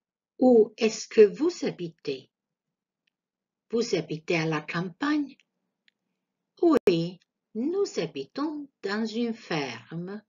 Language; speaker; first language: French; non-native, fluent; Croatian